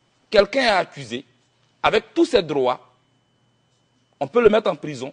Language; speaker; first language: French; non-native, local second language; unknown